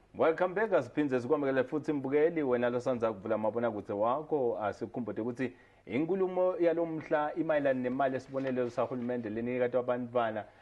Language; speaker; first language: Zulu; non-native, local second language; Swati